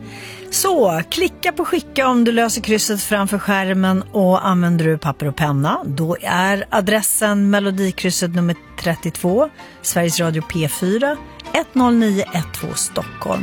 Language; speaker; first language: Swedish; native; Swedish